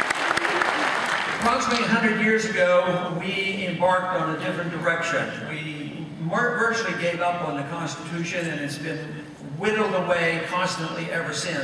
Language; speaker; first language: English; native; English